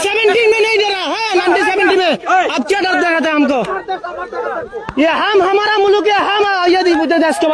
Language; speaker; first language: Hindi; non-native, learner; Bangla